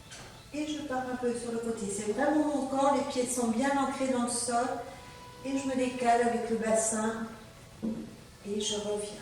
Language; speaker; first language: French; native; French